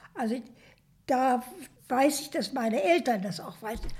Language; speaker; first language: German; native; German